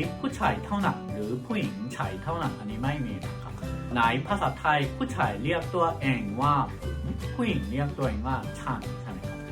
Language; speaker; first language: Thai; non-native, fluent; Korean